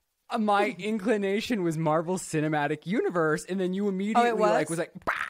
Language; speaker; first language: English; native; English